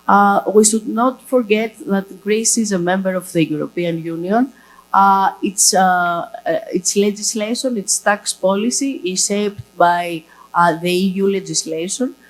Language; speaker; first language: English; non-native, fluent; Greek